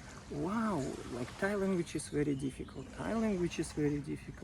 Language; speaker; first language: English; non-native, learner; Russian